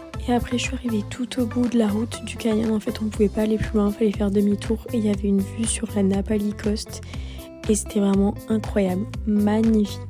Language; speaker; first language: French; native; French